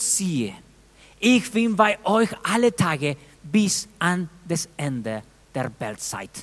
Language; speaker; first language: German; non-native, fluent; Spanish